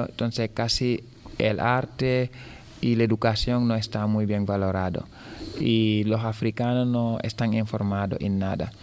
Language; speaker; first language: Spanish; non-native, fluent; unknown